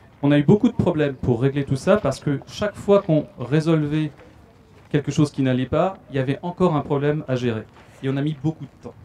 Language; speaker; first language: French; native; French